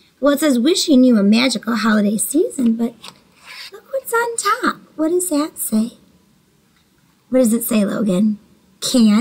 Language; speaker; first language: English; native; English